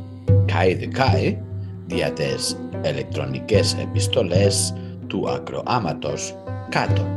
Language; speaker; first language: Greek; non-native, learner; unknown